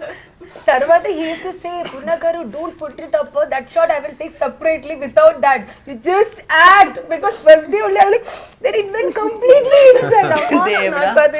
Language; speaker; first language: Telugu; non-native, learner; Malayalam